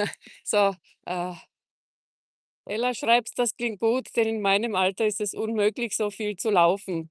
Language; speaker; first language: German; non-native, fluent; Czech